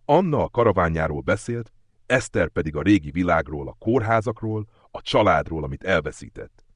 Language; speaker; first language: Hungarian; native; Hungarian